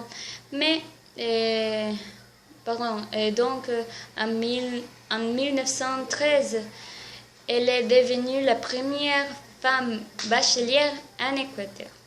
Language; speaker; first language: French; non-native, learner; Spanish